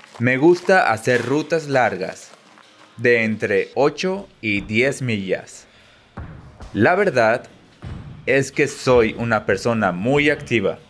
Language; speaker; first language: Spanish; early bilingual, heritage; Spanish